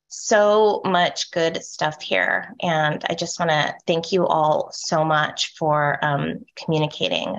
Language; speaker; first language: English; native; English